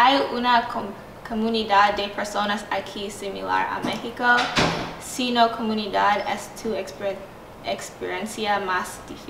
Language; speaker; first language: Spanish; non-native, learner; English